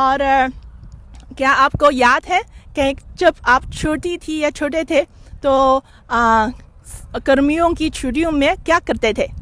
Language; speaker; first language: Hindi; non-native, fluent; Chinese